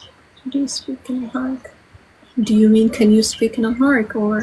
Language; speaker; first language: English; non-native, fluent; Amharic